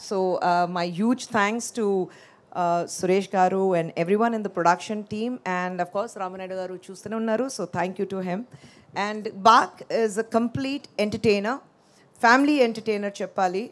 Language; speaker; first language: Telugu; non-native, local second language; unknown